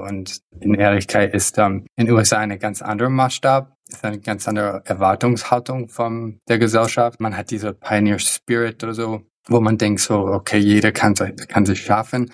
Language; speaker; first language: German; early bilingual, heritage; English